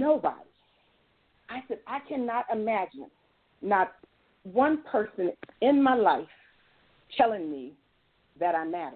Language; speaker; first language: English; native; English